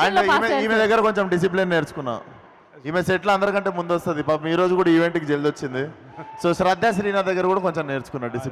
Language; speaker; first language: Telugu; native; Telugu